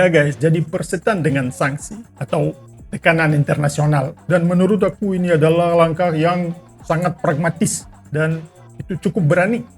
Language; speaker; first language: Indonesian; non-native, fluent; Russian